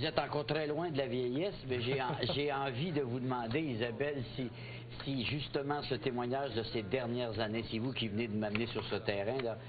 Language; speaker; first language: French; native; French